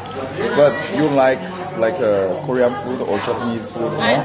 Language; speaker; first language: English; non-native, learner; Korean